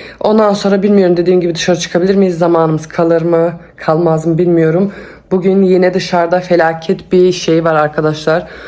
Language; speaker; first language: Turkish; early bilingual, heritage; Turkish